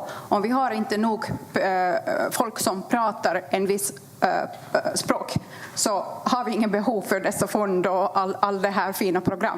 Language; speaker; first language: Swedish; non-native, fluent; Kurdish